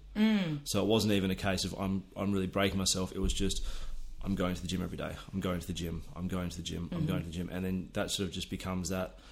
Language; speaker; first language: English; native; English